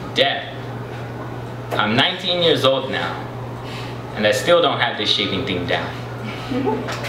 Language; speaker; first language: English; native; English